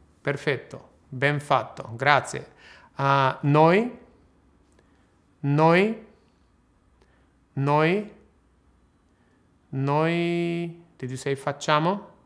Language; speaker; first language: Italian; non-native, fluent; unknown